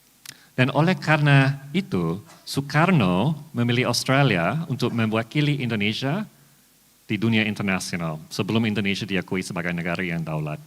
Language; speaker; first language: Indonesian; non-native, fluent; English